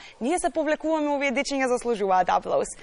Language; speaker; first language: Macedonian; native; Macedonian